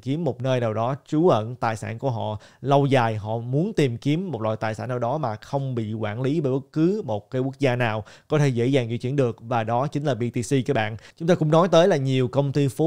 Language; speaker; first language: Vietnamese; native; Vietnamese